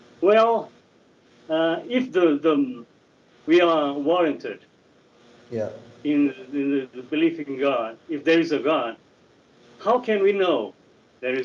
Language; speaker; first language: English; non-native, learner; Portuguese